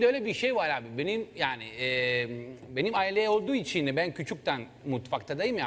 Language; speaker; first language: Turkish; non-native, fluent; Italian